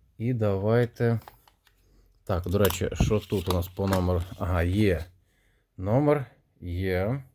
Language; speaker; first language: Ukrainian; non-native, local second language; Russian